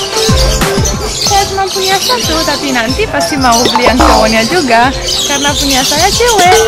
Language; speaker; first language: Indonesian; non-native, fluent; Romanian